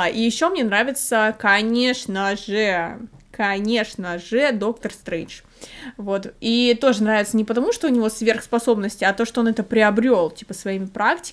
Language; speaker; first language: Russian; native; Russian